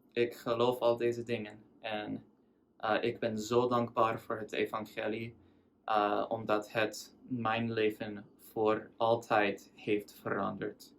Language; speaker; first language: Dutch; non-native, learner; English